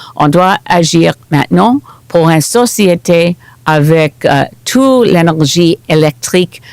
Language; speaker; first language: French; non-native, local second language; English